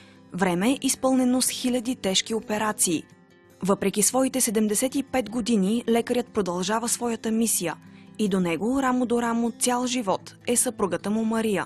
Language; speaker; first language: Bulgarian; native; Bulgarian